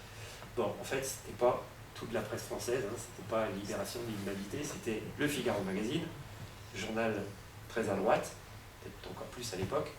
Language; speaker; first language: French; native; French